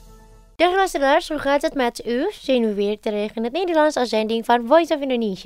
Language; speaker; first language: Dutch; non-native, fluent; Indonesian